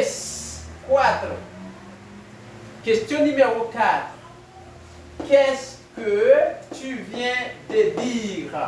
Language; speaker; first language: French; non-native, fluent; Spanish